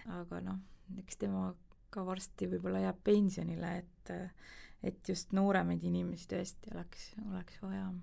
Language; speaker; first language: Estonian; native; Estonian